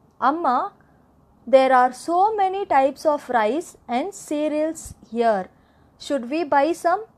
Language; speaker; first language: English; non-native, local second language; Tamil